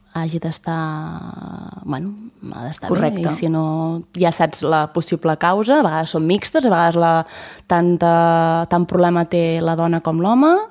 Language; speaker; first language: Catalan; native; Catalan